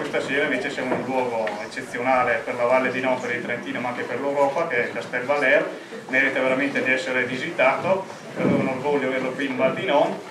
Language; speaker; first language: Italian; native; Italian